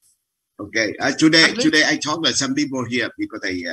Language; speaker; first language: English; non-native, learner; Vietnamese